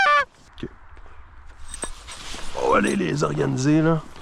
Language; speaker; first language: French; native; French